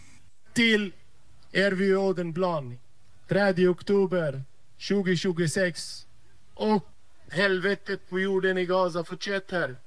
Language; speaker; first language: Swedish; non-native, fluent; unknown